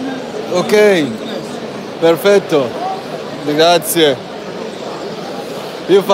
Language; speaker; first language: Italian; non-native, learner; Arabic